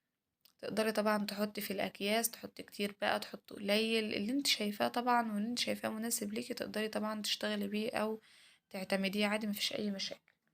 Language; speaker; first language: Arabic; native; Arabic